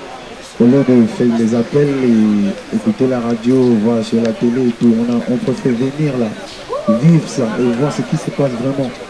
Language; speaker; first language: French; non-native, fluent; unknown